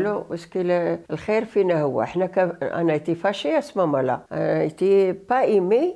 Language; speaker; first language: French; non-native, learner; Arabic